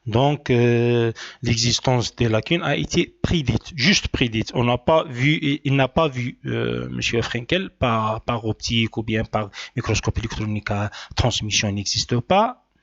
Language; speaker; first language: French; non-native, local second language; Arabic